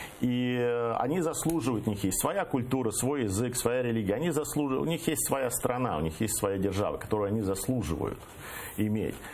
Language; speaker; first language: Russian; early bilingual, heritage; Russian